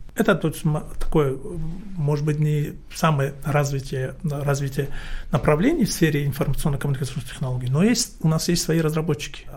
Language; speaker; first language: Russian; non-native, local second language; Tajik